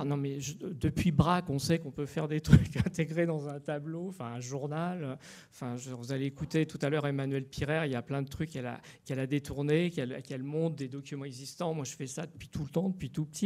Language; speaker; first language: French; native; French